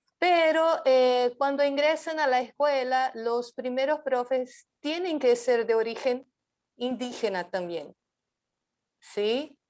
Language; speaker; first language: Spanish; non-native, fluent; Portuguese